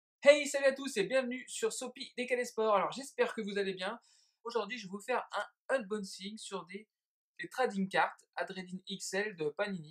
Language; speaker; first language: French; native; French